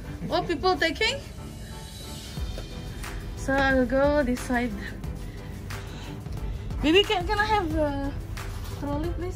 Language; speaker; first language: English; non-native, learner; Indonesian